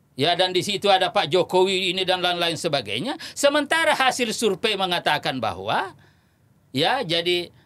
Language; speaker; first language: Indonesian; non-native, local second language; Buginese